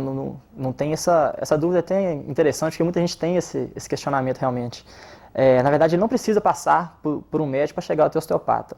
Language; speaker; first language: Portuguese; native; Portuguese